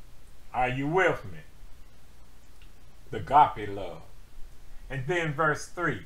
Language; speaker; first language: English; native; English